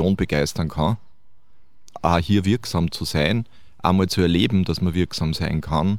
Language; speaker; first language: German; native; German